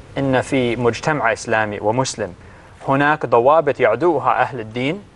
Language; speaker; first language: Arabic; non-native, fluent; English